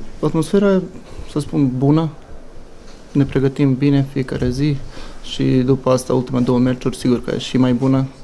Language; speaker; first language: Romanian; non-native, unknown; Bosnian